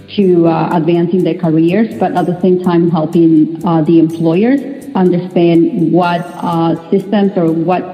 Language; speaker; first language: English; non-native, fluent; Spanish